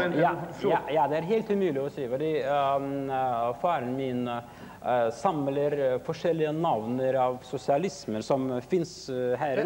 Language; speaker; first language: Swedish; non-native, learner; Russian